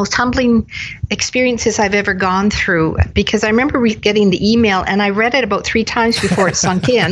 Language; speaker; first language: English; native; English